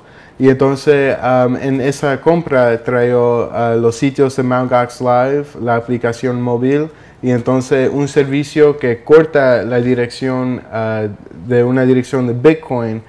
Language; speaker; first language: Spanish; early bilingual, heritage; Spanish